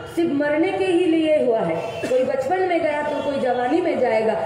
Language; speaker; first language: Hindi; non-native, local second language; Bangla